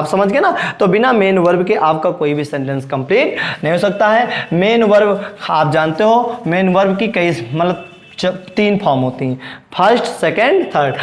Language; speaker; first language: Hindi; native; Hindi